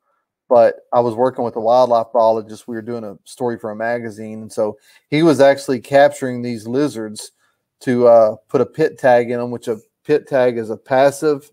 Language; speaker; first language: English; native; English